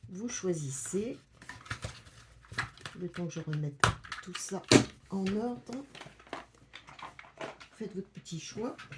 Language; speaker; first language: French; native; French